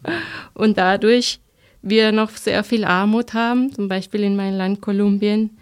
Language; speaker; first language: German; non-native, fluent; Spanish